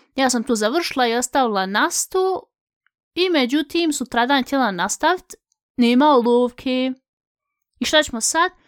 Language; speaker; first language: Bosnian; early bilingual, heritage; Bosnian